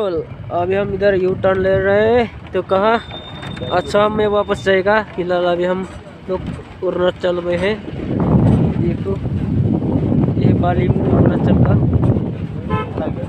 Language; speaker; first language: Hindi; non-native, local second language; Bodo